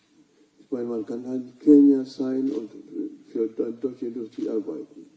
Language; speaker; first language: German; non-native, learner; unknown